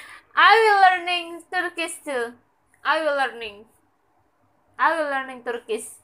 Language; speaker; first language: English; non-native, learner; Indonesian